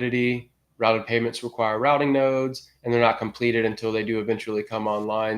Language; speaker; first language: English; native; English